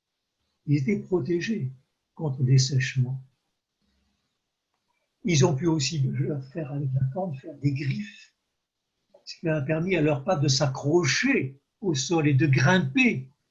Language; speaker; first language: French; native; French